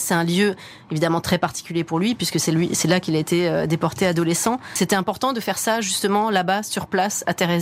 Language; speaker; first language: French; native; French